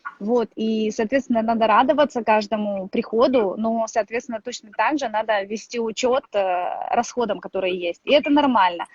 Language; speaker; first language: Russian; native; Russian